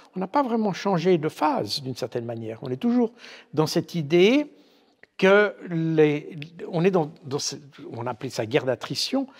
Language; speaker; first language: French; native; French